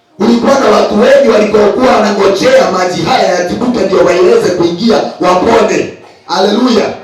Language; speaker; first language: Swahili; non-native, local second language; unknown